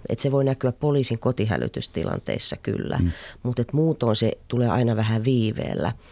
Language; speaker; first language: Finnish; native; Finnish